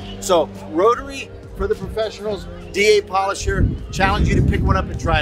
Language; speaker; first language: English; native; English